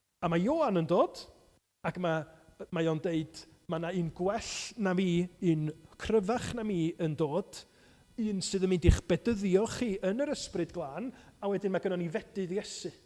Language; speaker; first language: Welsh; native; Welsh